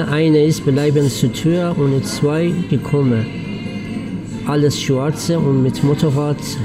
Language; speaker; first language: German; non-native, learner; Persian